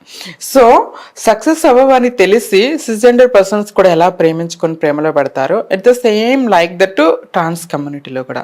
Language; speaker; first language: Telugu; native; Telugu